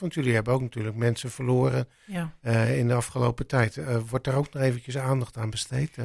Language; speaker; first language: Dutch; native; Dutch